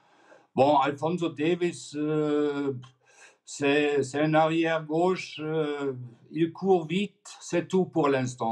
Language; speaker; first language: French; non-native, fluent; German